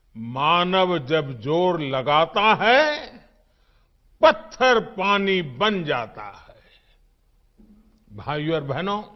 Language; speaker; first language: Hindi; non-native, local second language; Gujarati